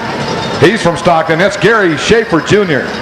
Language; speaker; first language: English; native; English